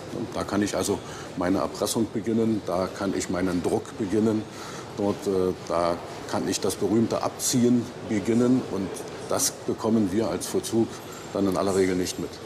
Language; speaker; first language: German; native; German